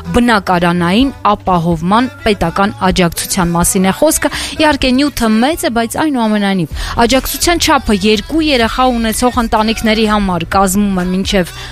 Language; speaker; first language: Armenian; native; Armenian